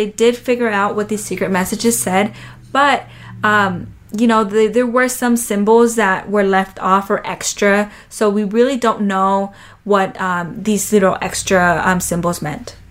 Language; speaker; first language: English; early bilingual, other home language; Spanish